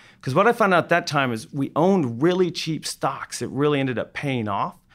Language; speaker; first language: English; native; English